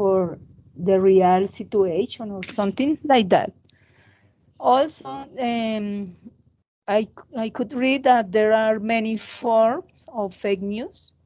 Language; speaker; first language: English; non-native, learner; Spanish